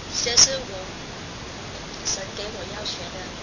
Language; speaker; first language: Chinese; non-native, fluent; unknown